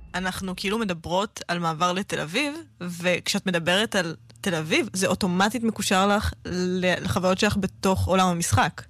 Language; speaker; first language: Hebrew; native; Hebrew